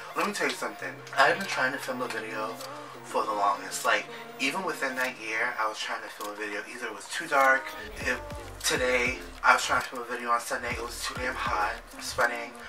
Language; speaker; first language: English; native; English